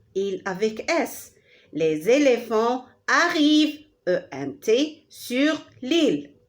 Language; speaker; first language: French; non-native, local second language; Arabic